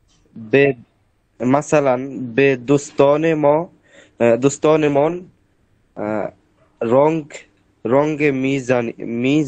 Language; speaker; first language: Persian; non-native, learner; Bangla